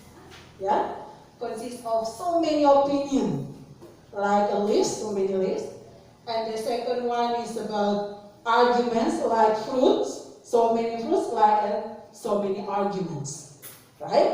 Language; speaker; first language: English; non-native, fluent; Indonesian